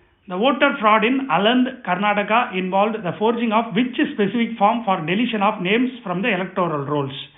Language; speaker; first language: English; non-native, local second language; Tamil